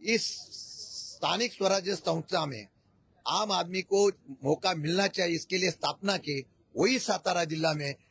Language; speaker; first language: Hindi; non-native, local second language; Marathi